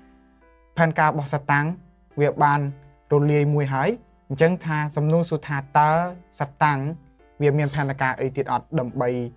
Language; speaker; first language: Khmer; native; Khmer